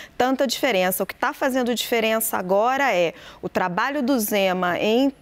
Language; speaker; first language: Portuguese; native; Portuguese